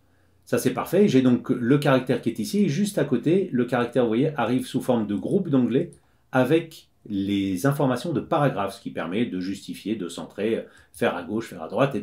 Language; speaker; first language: French; native; French